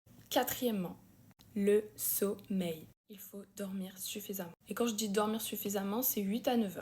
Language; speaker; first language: French; native; French